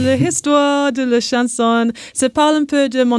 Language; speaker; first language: French; non-native, learner; English